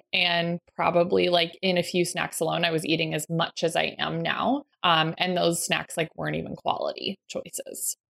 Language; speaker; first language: English; native; English